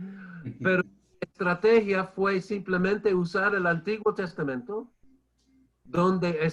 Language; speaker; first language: Spanish; non-native, fluent; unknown